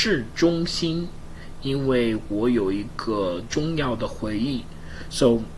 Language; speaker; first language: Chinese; non-native, learner; English